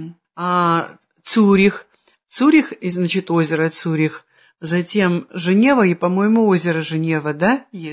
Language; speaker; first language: Russian; native; Russian